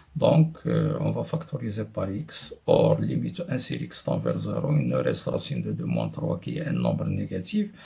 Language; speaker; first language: French; non-native, local second language; Arabic